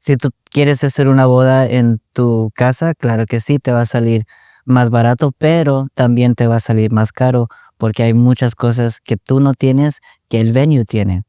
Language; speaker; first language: Spanish; early bilingual, other home language; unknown